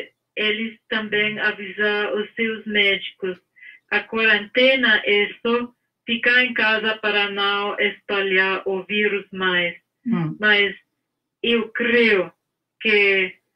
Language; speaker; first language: Portuguese; non-native, fluent; English